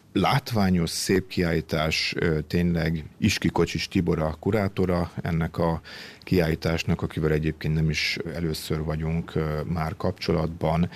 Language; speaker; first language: Hungarian; native; Hungarian